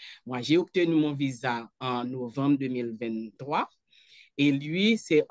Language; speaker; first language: French; non-native, local second language; Haitian Creole